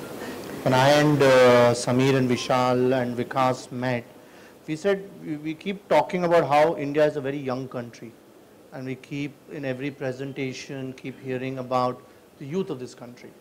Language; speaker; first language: English; non-native, local second language; Hindi